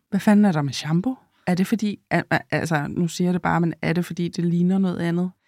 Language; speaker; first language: Danish; native; Danish